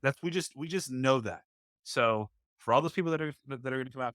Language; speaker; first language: English; native; English